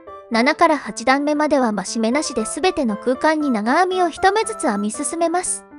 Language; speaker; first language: Japanese; native; Japanese